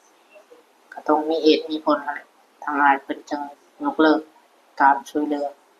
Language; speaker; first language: Thai; non-native, local second language; Lao